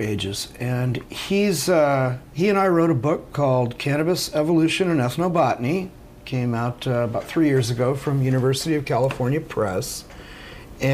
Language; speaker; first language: English; native; English